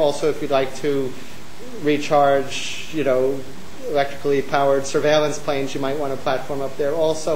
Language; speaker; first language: English; native; English